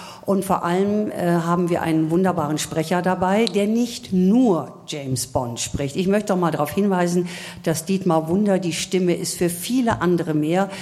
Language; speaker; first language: German; native; German